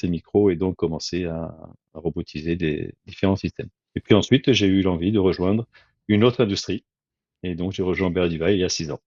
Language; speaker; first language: French; native; French